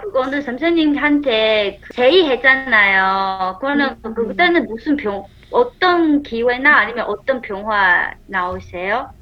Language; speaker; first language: Korean; non-native, fluent; Chinese